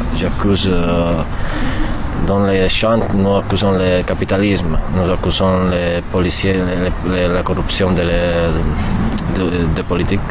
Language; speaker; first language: French; non-native, learner; Italian